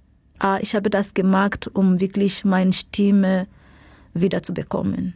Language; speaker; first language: German; non-native, fluent; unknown